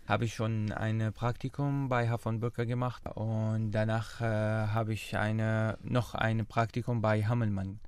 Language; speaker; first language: German; non-native, learner; Arabic